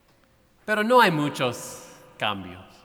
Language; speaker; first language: Spanish; non-native, fluent; English